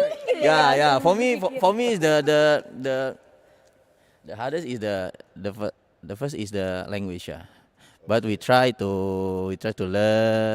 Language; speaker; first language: English; non-native, learner; Indonesian